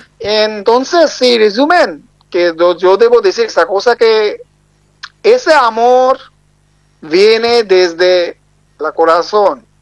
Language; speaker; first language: Spanish; non-native, learner; Bangla